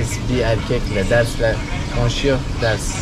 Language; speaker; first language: Turkish; non-native, learner; Kurdish